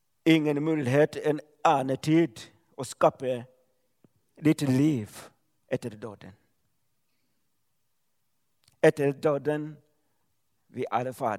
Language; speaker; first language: Norwegian; non-native, learner; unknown